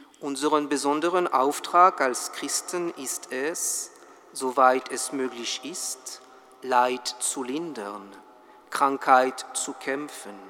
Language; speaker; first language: German; non-native, fluent; French